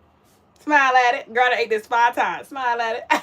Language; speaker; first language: English; native; English